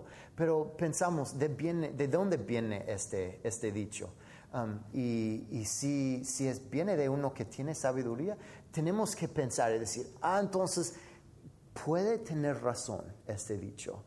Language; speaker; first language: Spanish; non-native, fluent; English